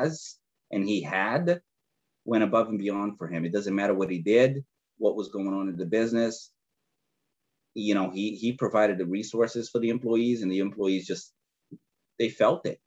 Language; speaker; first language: English; non-native, fluent; Portuguese